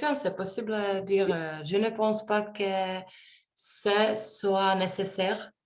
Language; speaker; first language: French; non-native, learner; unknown